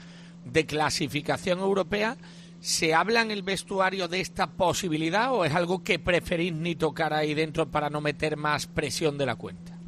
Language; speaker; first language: Spanish; native; Spanish